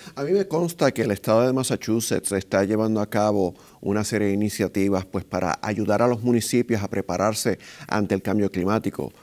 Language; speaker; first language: Spanish; native; Spanish